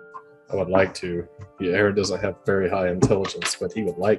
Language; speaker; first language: English; native; English